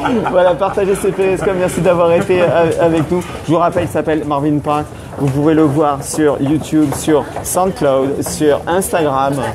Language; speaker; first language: French; native; French